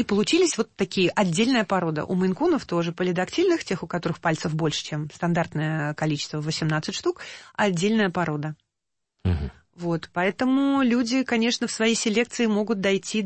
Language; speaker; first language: Russian; native; Russian